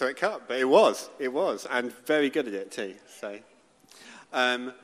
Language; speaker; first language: English; native; English